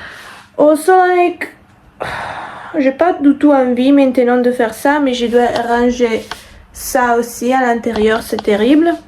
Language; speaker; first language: French; non-native, fluent; Italian